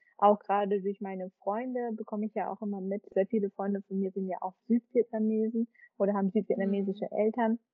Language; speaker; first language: German; early bilingual, other home language; Vietnamese